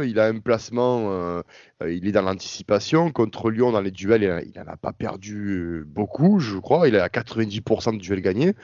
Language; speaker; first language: French; native; French